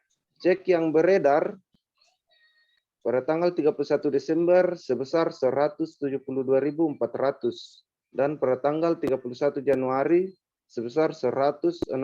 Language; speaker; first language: Indonesian; native; Indonesian